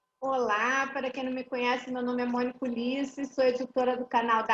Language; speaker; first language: Portuguese; native; Portuguese